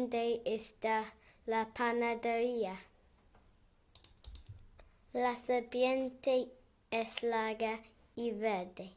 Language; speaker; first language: Spanish; non-native, learner; English